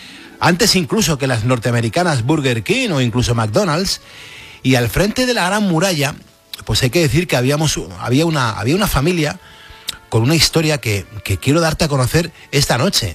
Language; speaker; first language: Spanish; native; Spanish